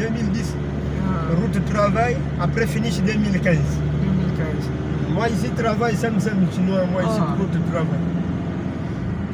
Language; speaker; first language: French; non-native, learner; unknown